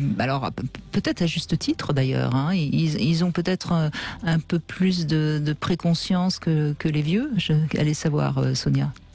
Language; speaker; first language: French; native; French